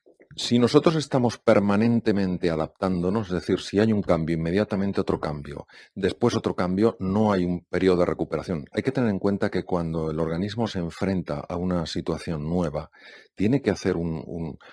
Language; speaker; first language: Spanish; native; Spanish